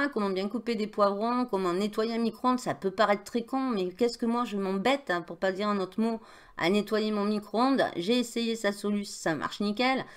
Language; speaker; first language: French; native; French